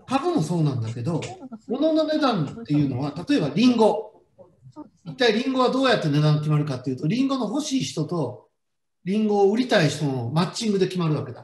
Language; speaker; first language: Japanese; native; Japanese